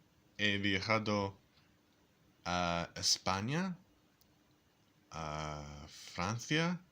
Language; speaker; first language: Spanish; non-native, learner; English